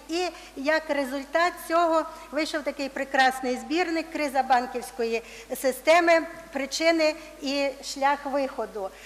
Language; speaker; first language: Ukrainian; native; Ukrainian